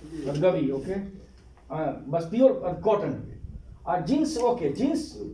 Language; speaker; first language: Arabic; non-native, learner; Hindi